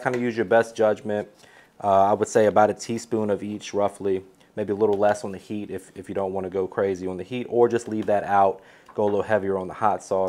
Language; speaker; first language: English; native; English